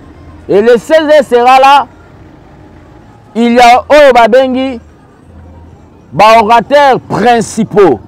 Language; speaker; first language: French; non-native, local second language; Lingala